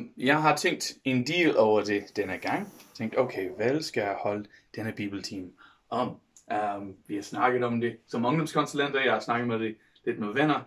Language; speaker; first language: Danish; non-native, fluent; English